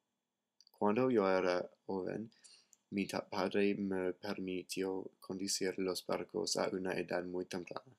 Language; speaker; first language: Spanish; non-native, learner; English